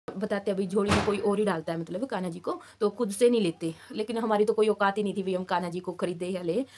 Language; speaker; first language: Hindi; native; Hindi